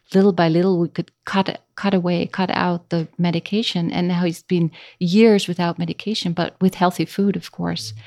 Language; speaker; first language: English; non-native, fluent; Dutch